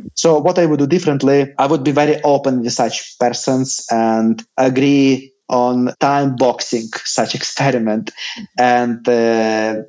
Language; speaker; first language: English; non-native, fluent; Lithuanian